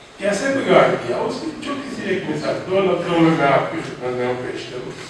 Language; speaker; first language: Urdu; non-native, local second language; Baluchi